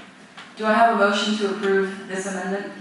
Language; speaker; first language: English; native; English